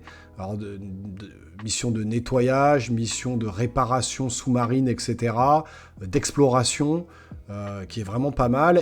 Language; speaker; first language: French; native; French